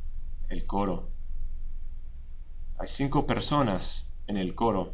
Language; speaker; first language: Spanish; non-native, fluent; English